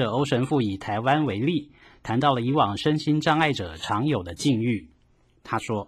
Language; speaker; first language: Chinese; native; Chinese